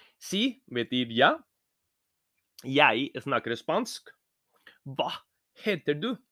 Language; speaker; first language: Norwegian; non-native, learner; Spanish